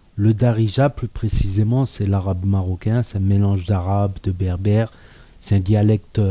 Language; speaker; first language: French; native; French